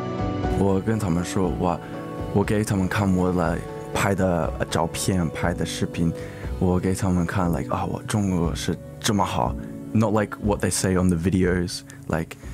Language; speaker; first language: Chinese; early bilingual, heritage; English